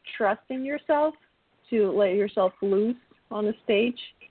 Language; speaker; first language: English; non-native, fluent; Russian